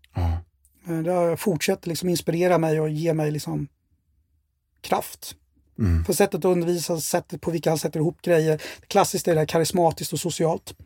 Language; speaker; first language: Swedish; native; Swedish